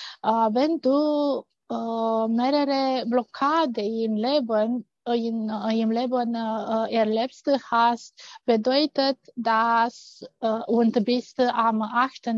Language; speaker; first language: German; non-native, fluent; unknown